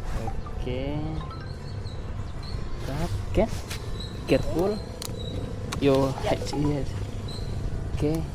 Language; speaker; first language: English; non-native, learner; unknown